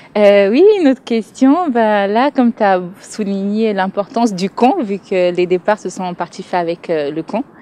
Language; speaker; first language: French; native; French